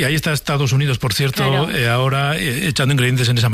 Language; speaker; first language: Spanish; native; Spanish